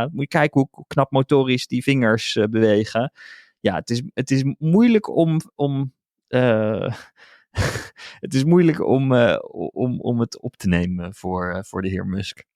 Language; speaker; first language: Dutch; native; Dutch